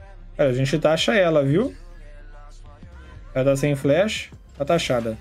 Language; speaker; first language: Portuguese; native; Portuguese